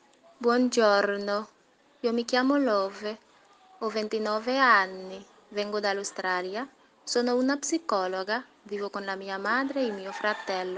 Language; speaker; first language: Italian; non-native, learner; Haitian Creole